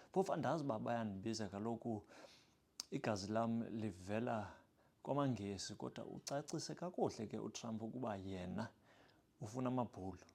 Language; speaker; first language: Xhosa; non-native, local second language; English